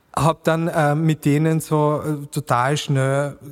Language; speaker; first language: German; native; German